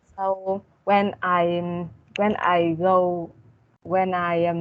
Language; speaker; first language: English; non-native, learner; Vietnamese